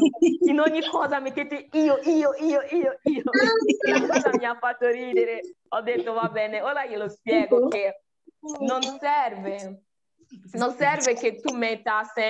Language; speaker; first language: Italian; non-native, fluent; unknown